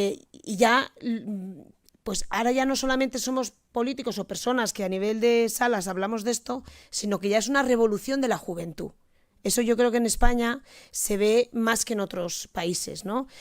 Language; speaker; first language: Spanish; native; Spanish